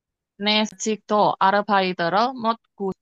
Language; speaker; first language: Korean; non-native, learner; Indonesian